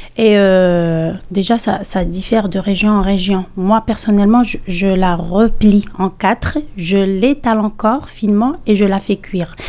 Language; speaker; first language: French; non-native, local second language; Arabic